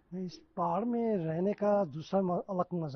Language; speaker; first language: Hindi; non-native, local second language; Nepali